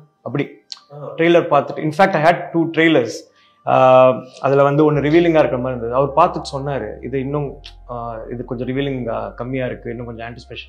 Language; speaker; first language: Tamil; native; Tamil